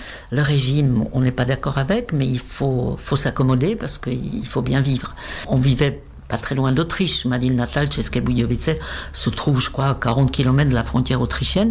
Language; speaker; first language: French; non-native, fluent; Czech